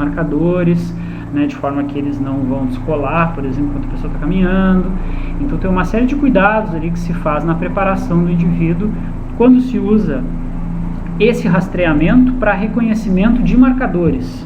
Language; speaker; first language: Portuguese; native; Portuguese